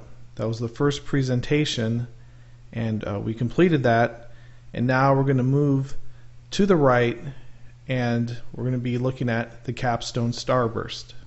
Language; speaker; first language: English; native; English